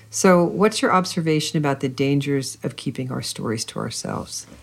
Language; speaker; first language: English; native; English